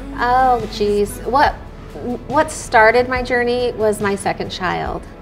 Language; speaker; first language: English; native; English